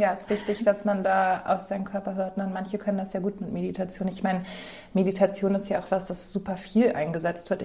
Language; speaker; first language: German; native; German